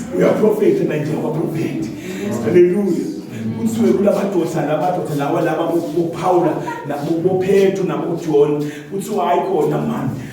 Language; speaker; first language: Zulu; non-native, local second language; Swati